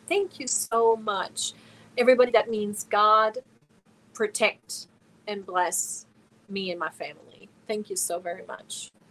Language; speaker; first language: English; early bilingual, other home language; German